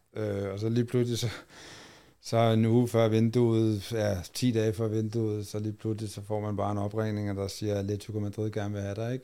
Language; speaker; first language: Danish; native; Danish